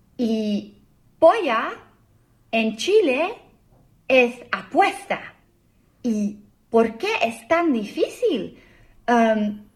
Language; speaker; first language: Spanish; non-native, learner; English